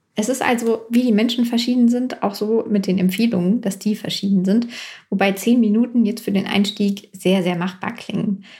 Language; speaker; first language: German; native; German